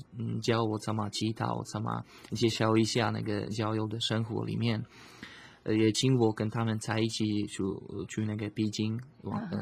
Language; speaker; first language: Chinese; non-native, fluent; Slovak